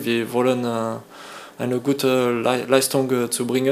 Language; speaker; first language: German; non-native, learner; French